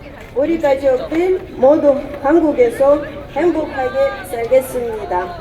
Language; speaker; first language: Korean; non-native, learner; Russian